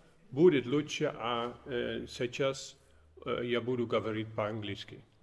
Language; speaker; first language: Russian; non-native, learner; Dutch